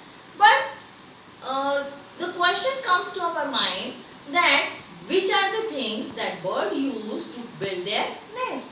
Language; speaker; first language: English; non-native, local second language; Marathi